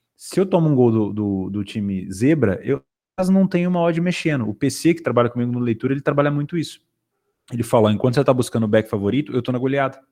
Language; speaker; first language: Portuguese; native; Portuguese